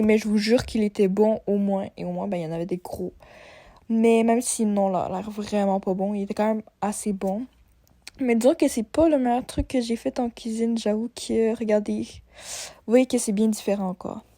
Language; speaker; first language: French; native; French